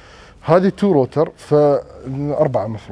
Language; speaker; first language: Arabic; native; Arabic